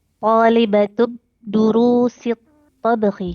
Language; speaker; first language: Arabic; non-native, learner; Indonesian